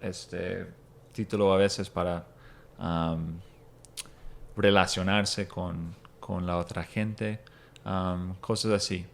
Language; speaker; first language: Spanish; non-native, fluent; English